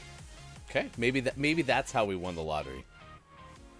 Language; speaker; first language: English; native; English